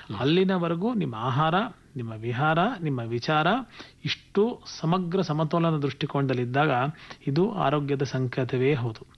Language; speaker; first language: Kannada; native; Kannada